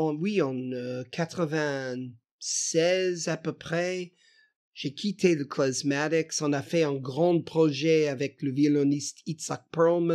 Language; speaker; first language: French; non-native, fluent; English